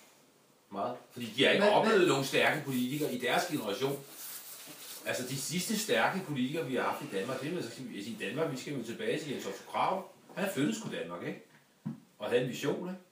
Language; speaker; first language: Danish; native; Danish